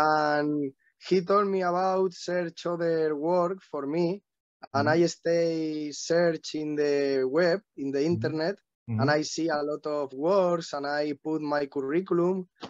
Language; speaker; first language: English; non-native, learner; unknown